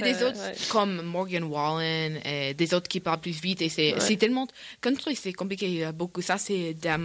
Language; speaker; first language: French; non-native, learner; English